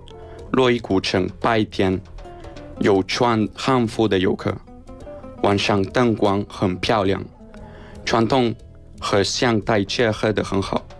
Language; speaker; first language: Chinese; non-native, learner; Spanish